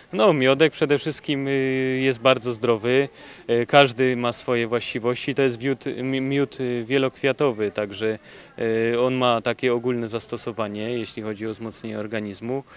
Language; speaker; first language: Polish; native; Polish